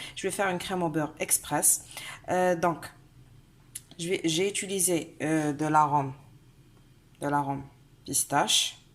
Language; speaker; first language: French; non-native, local second language; Arabic